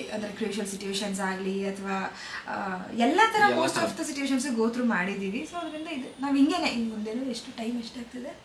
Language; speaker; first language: Kannada; non-native, local second language; Malayalam